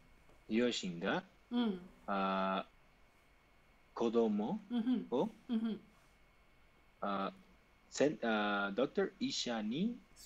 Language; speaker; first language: Japanese; non-native, learner; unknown